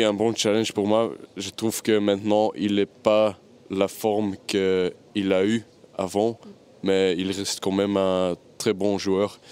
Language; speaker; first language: French; non-native, local second language; Dutch